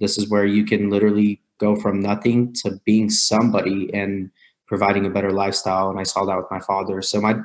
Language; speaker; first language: English; native; English